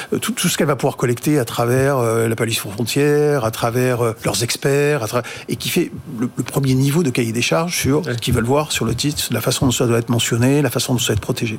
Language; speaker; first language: French; native; French